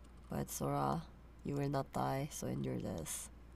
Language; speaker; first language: English; non-native, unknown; Korean